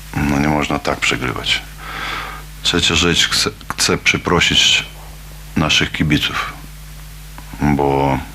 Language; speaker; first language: Polish; non-native, learner; Lithuanian